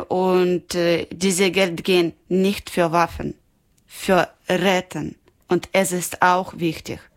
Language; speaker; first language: German; non-native, learner; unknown